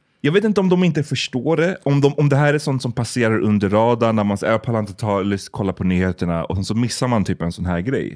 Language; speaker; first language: Swedish; native; Swedish